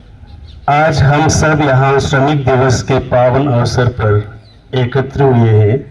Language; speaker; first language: Hindi; native; Hindi